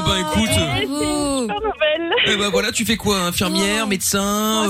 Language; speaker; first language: French; native; French